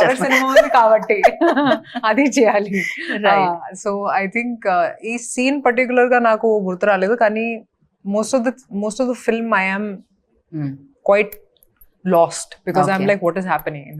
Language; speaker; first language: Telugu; non-native, fluent; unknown